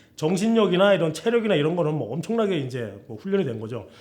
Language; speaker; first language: Korean; native; Korean